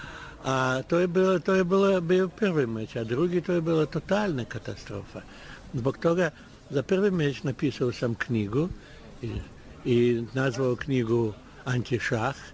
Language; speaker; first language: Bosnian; non-native, learner; Russian